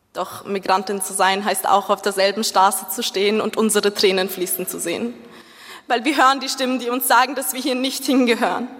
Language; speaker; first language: German; early bilingual, other home language; Zaza